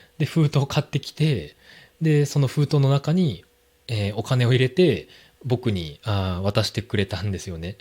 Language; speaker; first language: Japanese; native; Japanese